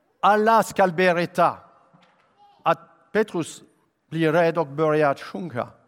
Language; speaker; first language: Swedish; non-native, fluent; French